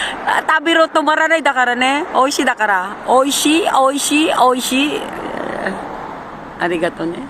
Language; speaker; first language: Japanese; non-native, learner; Filipino